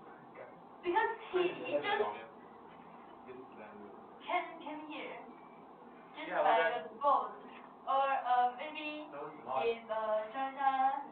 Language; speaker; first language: English; non-native, learner; Chinese